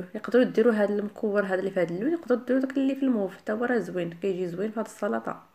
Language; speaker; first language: Arabic; native; Arabic